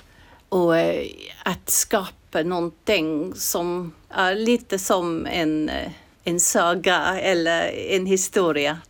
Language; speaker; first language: Swedish; non-native, fluent; English